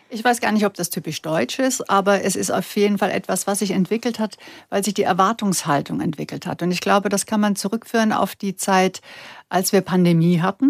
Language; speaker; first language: German; native; German